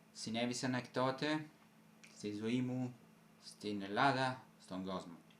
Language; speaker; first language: Greek; non-native, fluent; Italian